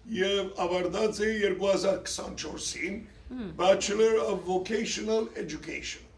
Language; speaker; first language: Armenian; early bilingual, heritage; Armenian